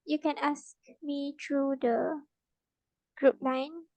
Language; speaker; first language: English; non-native, local second language; Malay